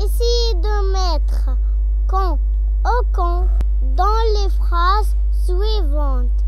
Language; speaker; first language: French; non-native, local second language; Arabic